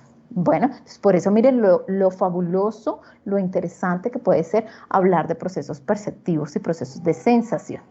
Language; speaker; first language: Spanish; native; Spanish